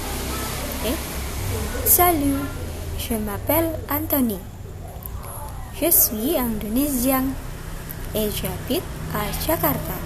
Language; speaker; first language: French; non-native, fluent; Indonesian